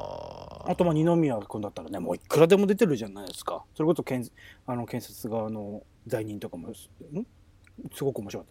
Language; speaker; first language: Japanese; native; Japanese